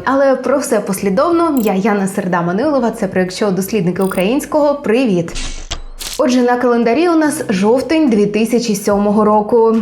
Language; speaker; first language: Ukrainian; native; Ukrainian